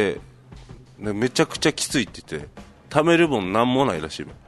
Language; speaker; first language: Japanese; native; Japanese